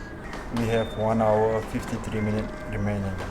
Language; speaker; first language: English; non-native, learner; Malay